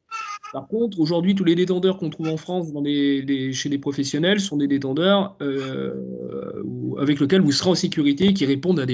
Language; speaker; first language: French; native; French